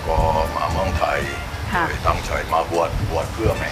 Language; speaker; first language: Thai; non-native, fluent; Indonesian